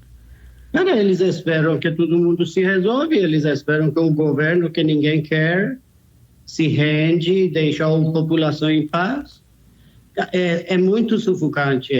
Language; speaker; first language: Portuguese; non-native, fluent; Persian